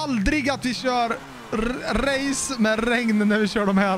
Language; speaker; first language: Swedish; native; Swedish